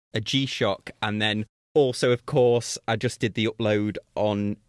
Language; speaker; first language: English; native; English